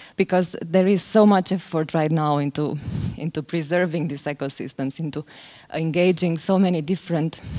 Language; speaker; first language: English; non-native, fluent; Romanian